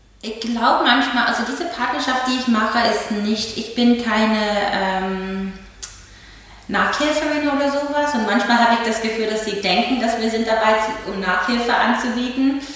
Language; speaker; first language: German; non-native, fluent; English